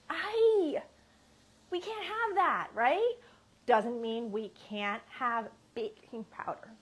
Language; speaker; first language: English; native; English